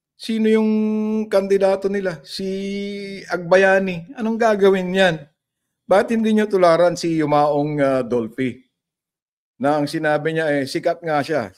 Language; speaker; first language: Filipino; non-native, local second language; Iloko